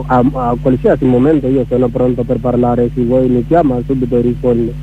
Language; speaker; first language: Italian; non-native, learner; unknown